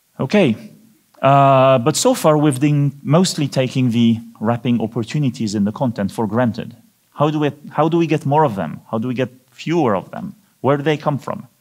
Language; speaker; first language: English; non-native, fluent; French